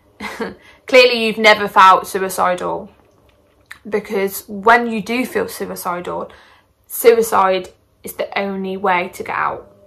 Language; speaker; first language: English; native; English